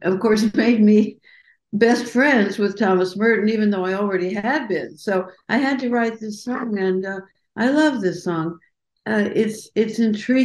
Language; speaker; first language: English; native; English